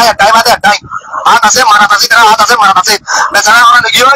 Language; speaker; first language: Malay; non-native, learner; Rohingya